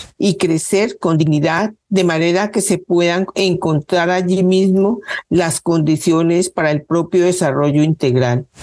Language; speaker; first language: Spanish; native; Spanish